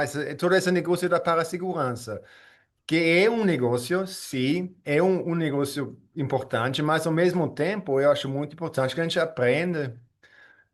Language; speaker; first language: Portuguese; non-native, fluent; English